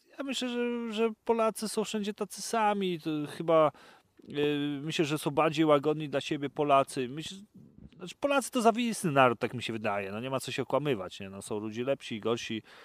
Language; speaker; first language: Polish; native; Polish